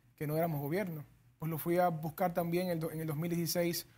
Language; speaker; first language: Spanish; native; Spanish